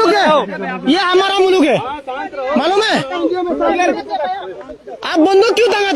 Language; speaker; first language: Hindi; non-native, learner; Bangla